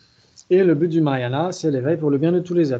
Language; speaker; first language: French; native; French